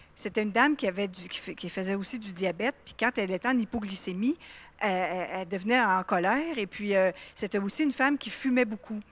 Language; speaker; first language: French; native; French